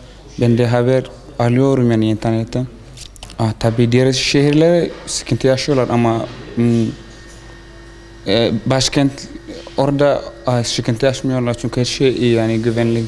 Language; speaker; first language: Turkish; non-native, learner; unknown